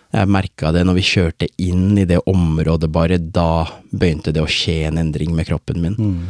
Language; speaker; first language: Norwegian; early bilingual, other home language; Tamil